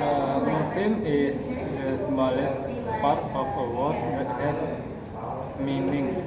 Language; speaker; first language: English; non-native, learner; Indonesian